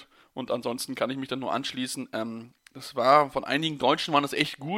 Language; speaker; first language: German; native; German